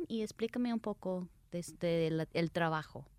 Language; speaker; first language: Spanish; early bilingual, heritage; Spanish